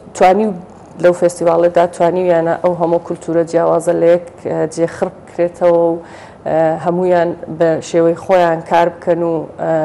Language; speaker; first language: Central Kurdish; native; Central Kurdish